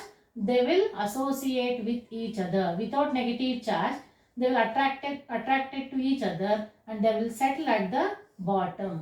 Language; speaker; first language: English; non-native, local second language; Kannada